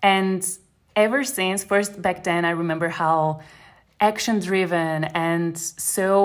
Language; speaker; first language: English; non-native, fluent; Bulgarian